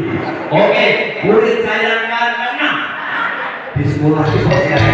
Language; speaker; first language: Indonesian; native; Indonesian